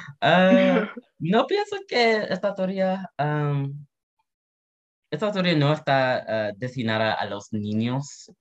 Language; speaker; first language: Spanish; non-native, learner; English